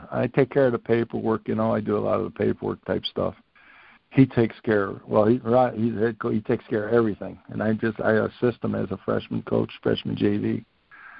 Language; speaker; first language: English; native; English